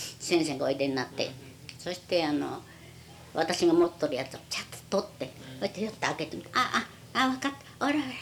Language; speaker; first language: Japanese; native; Japanese